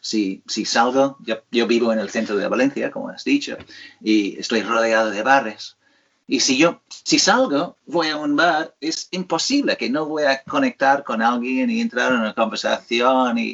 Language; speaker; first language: Spanish; non-native, fluent; English